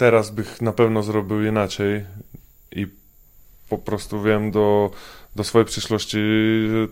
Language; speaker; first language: Polish; non-native, fluent; Czech